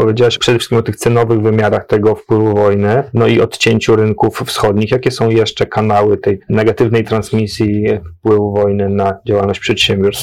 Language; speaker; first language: Polish; native; Polish